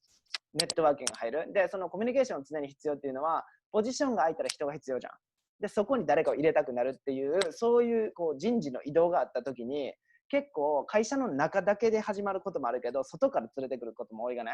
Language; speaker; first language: Japanese; native; Japanese